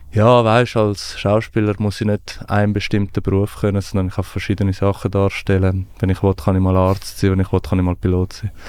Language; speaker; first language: German; early bilingual, other home language; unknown